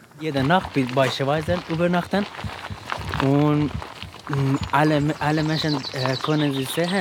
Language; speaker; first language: German; non-native, learner; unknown